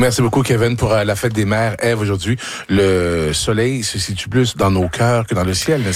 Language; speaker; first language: French; native; French